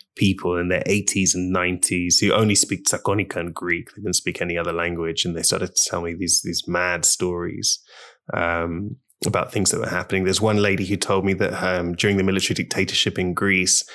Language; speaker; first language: English; native; English